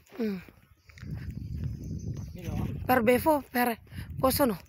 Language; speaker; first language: Italian; non-native, learner; Indonesian